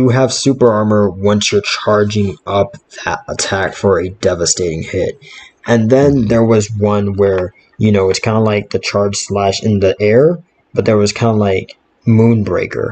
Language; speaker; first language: English; native; English